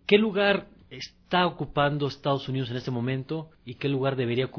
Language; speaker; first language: Spanish; native; Spanish